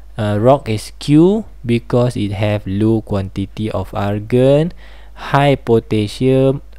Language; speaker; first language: English; non-native, local second language; Malay